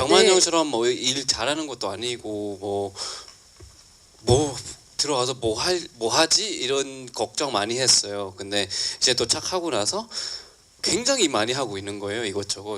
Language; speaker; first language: Korean; non-native, fluent; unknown